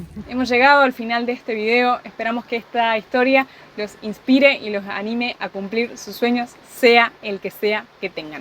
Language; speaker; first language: Spanish; native; Spanish